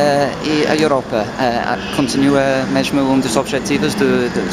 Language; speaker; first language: Portuguese; non-native, fluent; English